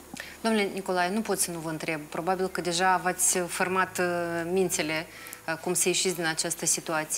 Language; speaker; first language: Romanian; native; Romanian